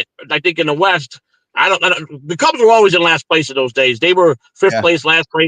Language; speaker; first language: English; native; English